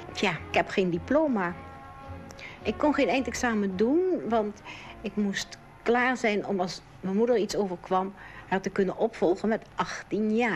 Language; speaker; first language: Dutch; native; Dutch